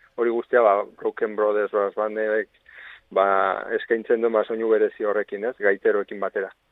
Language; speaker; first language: Basque; non-native, local second language; Spanish